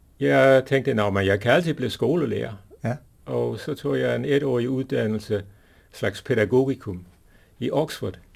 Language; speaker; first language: Danish; non-native, fluent; English